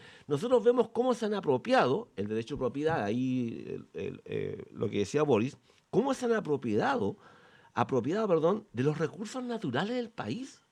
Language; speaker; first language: Spanish; native; Spanish